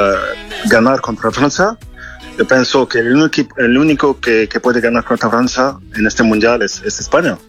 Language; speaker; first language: Spanish; non-native, fluent; French